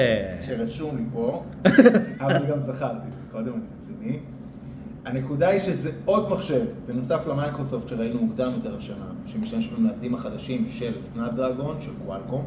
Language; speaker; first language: Hebrew; native; Hebrew